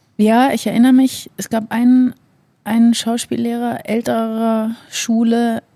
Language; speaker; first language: German; native; German